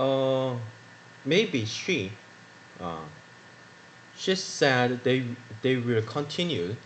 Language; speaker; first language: English; non-native, learner; Korean